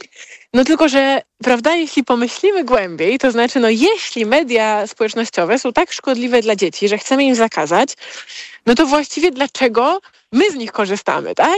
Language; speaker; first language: Polish; native; Polish